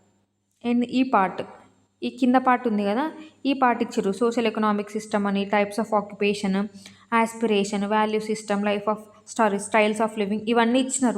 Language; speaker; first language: Telugu; native; Telugu